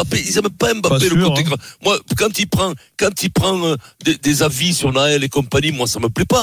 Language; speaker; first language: French; native; French